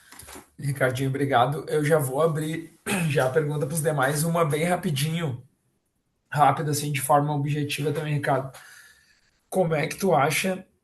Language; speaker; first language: Portuguese; native; Portuguese